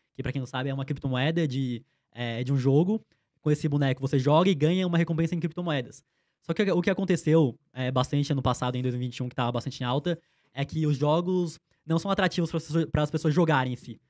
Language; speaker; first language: Portuguese; native; Portuguese